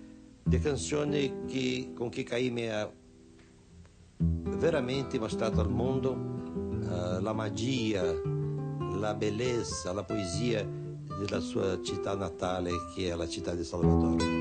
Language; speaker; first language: Italian; non-native, fluent; Portuguese